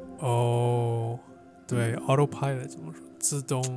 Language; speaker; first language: Chinese; non-native, fluent; English